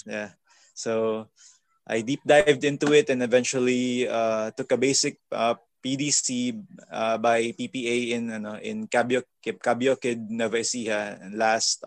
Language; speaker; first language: English; non-native, local second language; Filipino